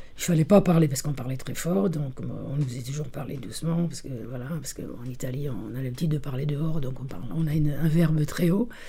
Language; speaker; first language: French; early bilingual, other home language; Italian